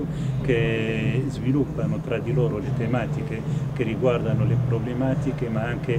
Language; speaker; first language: Italian; non-native, fluent; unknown